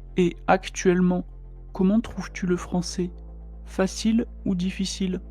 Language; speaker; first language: French; native; French